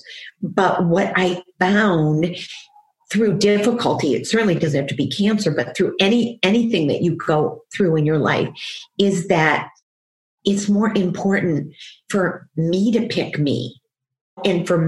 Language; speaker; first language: English; native; English